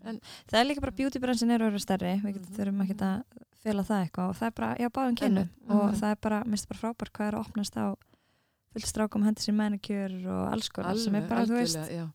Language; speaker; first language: Icelandic; native; Icelandic